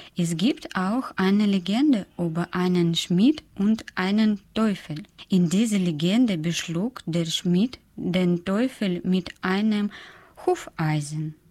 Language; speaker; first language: German; non-native, fluent; Russian